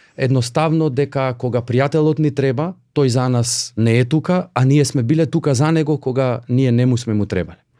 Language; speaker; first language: Macedonian; native; Macedonian